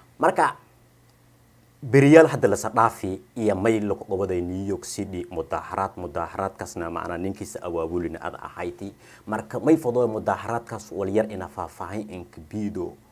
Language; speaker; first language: Somali; non-native, local second language; Maay